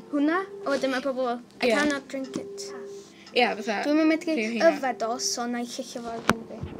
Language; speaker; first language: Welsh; native; Welsh